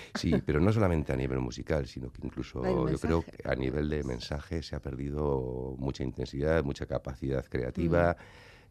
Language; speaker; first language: Spanish; native; Spanish